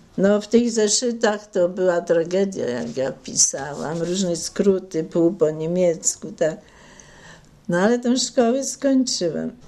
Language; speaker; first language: Polish; non-native, local second language; German